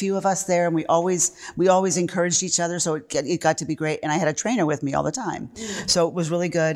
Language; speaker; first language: English; native; English